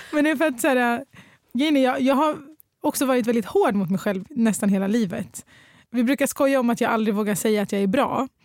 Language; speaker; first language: Swedish; early bilingual, other home language; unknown